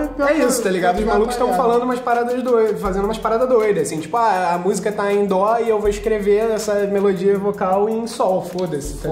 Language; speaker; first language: Portuguese; native; Portuguese